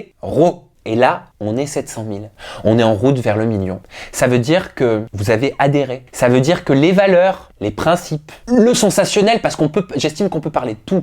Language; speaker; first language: French; native; French